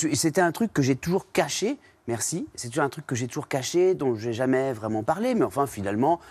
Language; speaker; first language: French; native; French